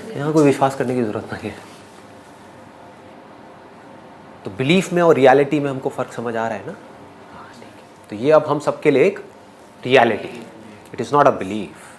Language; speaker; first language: Hindi; native; Hindi